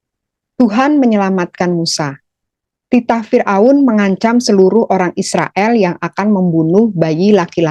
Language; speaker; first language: Indonesian; native; Indonesian